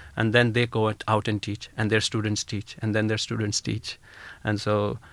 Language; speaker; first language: English; non-native, local second language; Hindi